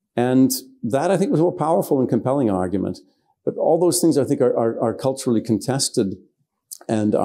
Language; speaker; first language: English; native; English